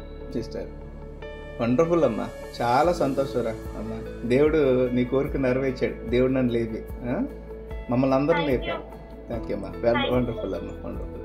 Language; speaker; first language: Telugu; native; Telugu